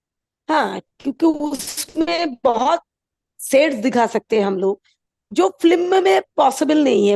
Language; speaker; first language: Hindi; non-native, local second language; Bangla